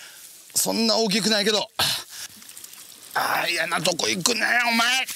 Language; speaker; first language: Japanese; native; Japanese